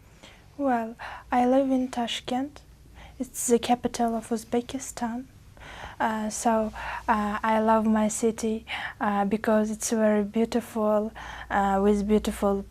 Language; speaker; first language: English; non-native, learner; Uzbek